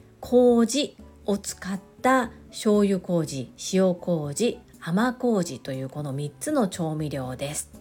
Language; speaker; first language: Japanese; native; Japanese